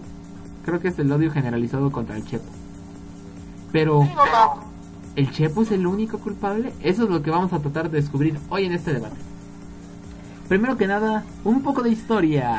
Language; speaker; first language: Spanish; native; Spanish